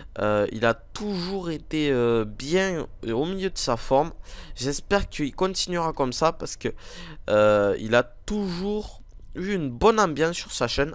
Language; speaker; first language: French; native; French